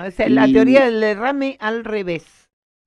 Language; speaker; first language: Spanish; native; Spanish